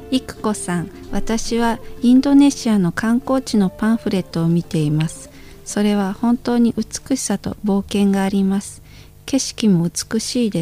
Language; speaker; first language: Japanese; non-native, fluent; Indonesian